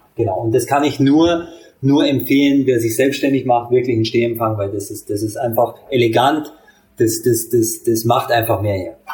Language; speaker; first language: German; early bilingual, other home language; Hungarian